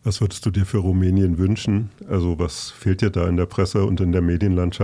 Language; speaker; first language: German; native; German